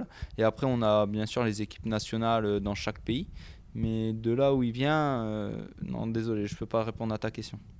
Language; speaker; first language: French; native; French